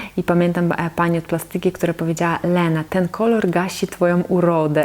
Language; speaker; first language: Polish; non-native, fluent; Russian